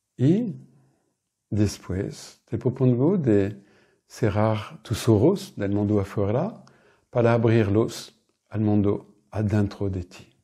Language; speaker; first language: Spanish; non-native, fluent; French